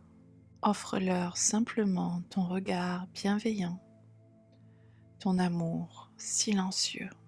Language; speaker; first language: French; native; French